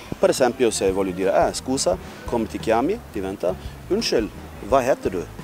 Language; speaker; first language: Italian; non-native, fluent; Norwegian